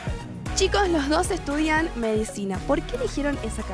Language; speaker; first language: Spanish; native; Spanish